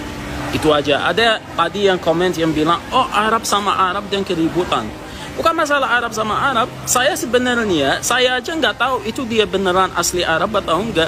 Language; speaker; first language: Indonesian; non-native, fluent; Arabic